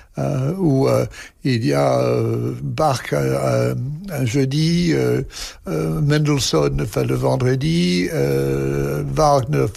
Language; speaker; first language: French; non-native, fluent; English